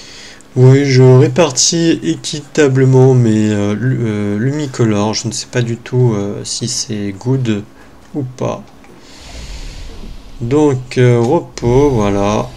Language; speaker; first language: French; native; French